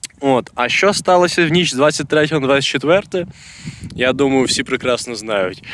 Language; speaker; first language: Ukrainian; non-native, local second language; Russian